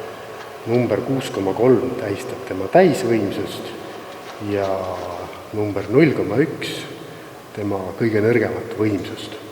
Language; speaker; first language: Estonian; native; Estonian